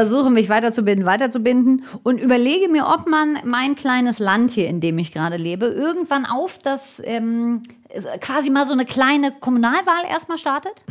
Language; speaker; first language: German; native; German